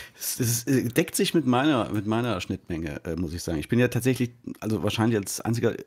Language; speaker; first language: German; native; German